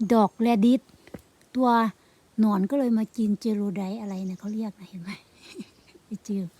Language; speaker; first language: Thai; native; Thai